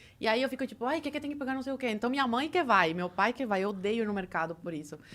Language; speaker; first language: Portuguese; non-native, fluent; Spanish